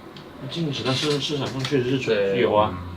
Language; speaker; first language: Chinese; native; Chinese